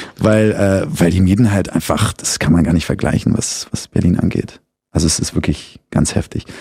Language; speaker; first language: German; native; German